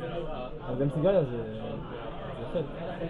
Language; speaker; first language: Hebrew; non-native, learner; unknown